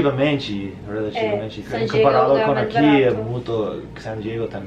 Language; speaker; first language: Portuguese; non-native, learner; English